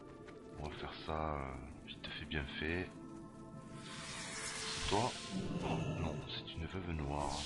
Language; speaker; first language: French; native; French